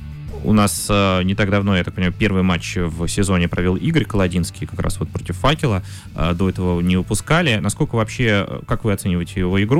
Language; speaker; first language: Russian; native; Russian